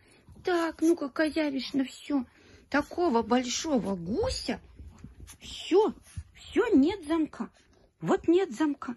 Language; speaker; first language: Russian; native; Russian